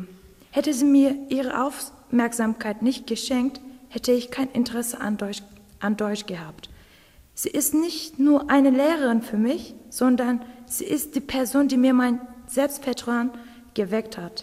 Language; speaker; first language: German; non-native, fluent; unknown